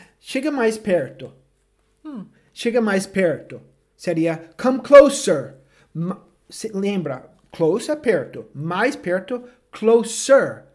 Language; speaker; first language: Portuguese; non-native, fluent; English